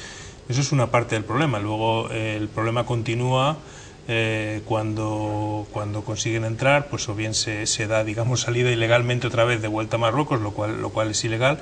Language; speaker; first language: Spanish; native; Spanish